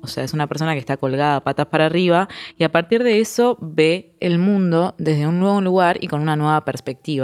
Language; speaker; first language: Spanish; native; Spanish